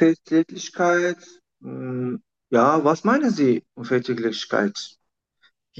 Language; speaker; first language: German; non-native, learner; Turkish